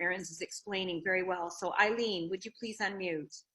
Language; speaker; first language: English; native; English